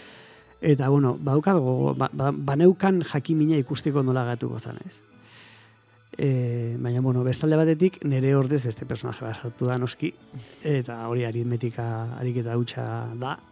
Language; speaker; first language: Basque; native; Basque